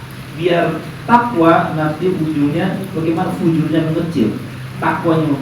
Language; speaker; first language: Indonesian; native; Indonesian